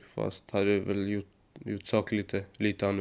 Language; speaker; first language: Swedish; native; Swedish